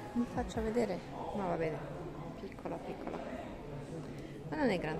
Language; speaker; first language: Italian; non-native, learner; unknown